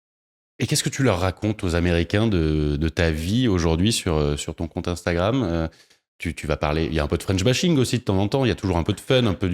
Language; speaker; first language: French; native; French